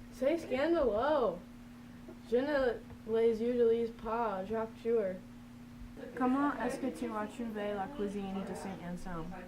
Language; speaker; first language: French; non-native, learner; English